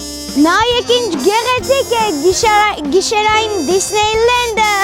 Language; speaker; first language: Armenian; early bilingual, heritage; Armenian